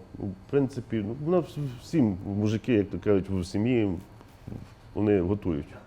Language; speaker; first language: Ukrainian; native; Ukrainian